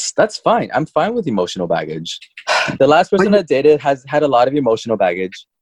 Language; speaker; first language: English; early bilingual, other home language; Chinese